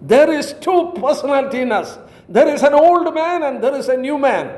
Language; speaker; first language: English; non-native, local second language; Malayalam